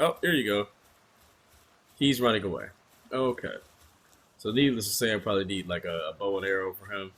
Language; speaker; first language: English; native; English